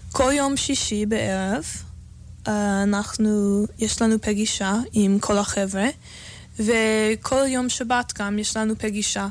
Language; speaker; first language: Hebrew; non-native, learner; English